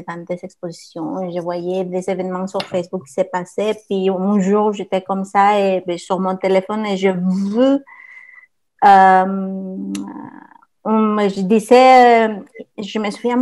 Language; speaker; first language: French; non-native, fluent; Spanish